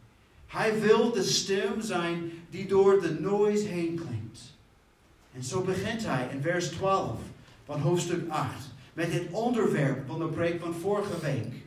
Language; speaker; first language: Dutch; non-native, fluent; English